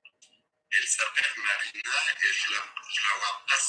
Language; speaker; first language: French; non-native, learner; English